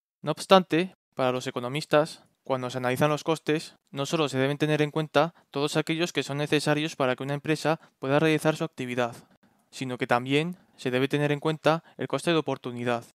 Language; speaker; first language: Spanish; native; Spanish